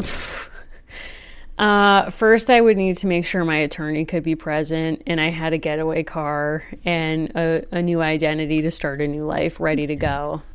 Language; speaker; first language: English; native; English